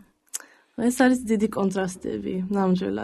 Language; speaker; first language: Georgian; early bilingual, heritage; Georgian